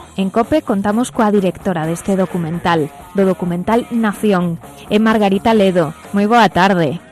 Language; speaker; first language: Galician; native; Galician